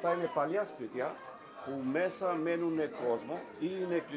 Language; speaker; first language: Greek; non-native, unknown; Albanian